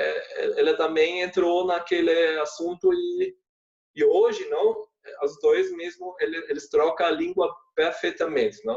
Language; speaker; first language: Portuguese; non-native, fluent; German